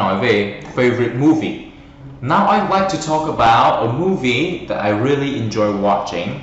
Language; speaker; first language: English; non-native, fluent; Vietnamese